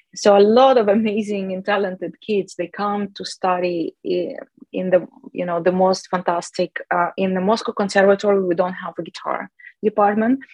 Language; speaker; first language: English; non-native, fluent; Russian